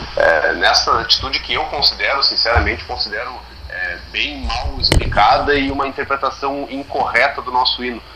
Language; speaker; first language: Portuguese; native; Portuguese